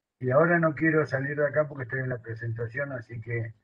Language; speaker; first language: Spanish; native; Spanish